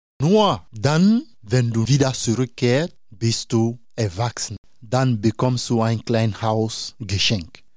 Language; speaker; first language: German; non-native, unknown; Dyula